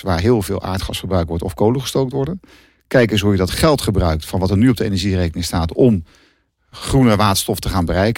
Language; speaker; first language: Dutch; native; Dutch